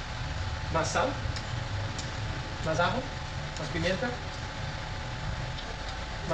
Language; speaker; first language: Spanish; non-native, learner; English